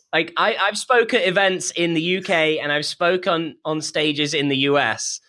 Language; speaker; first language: English; native; English